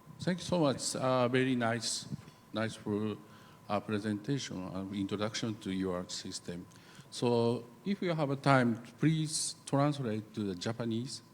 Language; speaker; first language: English; non-native, learner; Japanese